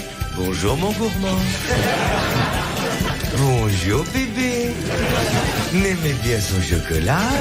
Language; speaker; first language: French; native; French